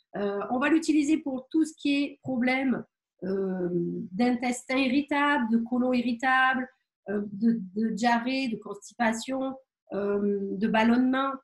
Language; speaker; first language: French; native; French